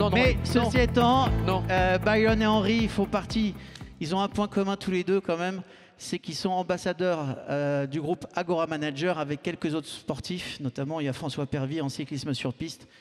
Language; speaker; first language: French; native; French